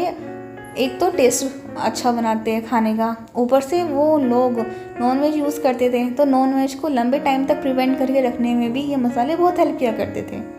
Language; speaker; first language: Hindi; native; Hindi